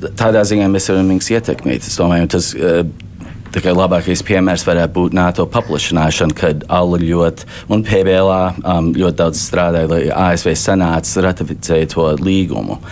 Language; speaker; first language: Latvian; early bilingual, heritage; Latvian